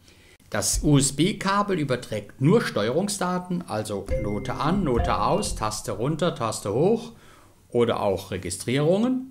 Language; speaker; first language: German; native; German